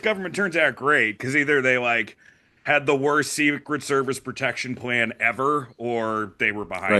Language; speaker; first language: English; native; English